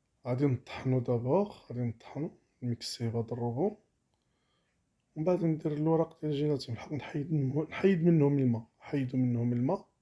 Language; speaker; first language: Arabic; native; Arabic